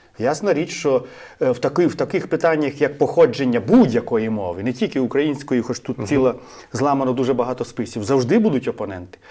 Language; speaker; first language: Ukrainian; native; Ukrainian